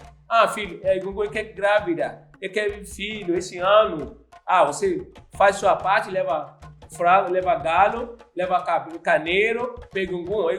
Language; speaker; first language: Portuguese; non-native, learner; Yoruba